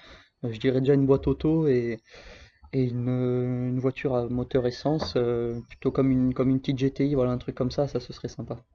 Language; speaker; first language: French; native; French